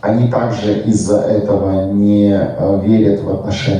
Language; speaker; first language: Russian; native; Russian